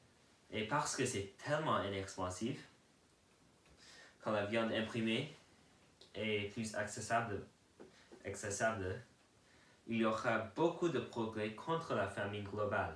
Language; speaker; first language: French; non-native, learner; English